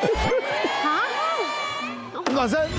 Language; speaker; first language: Chinese; native; Chinese